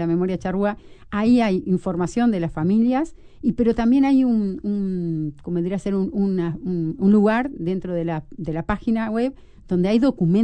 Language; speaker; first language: Spanish; native; Spanish